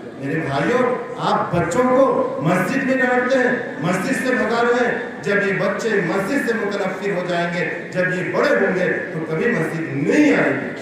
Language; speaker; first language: Urdu; native; Urdu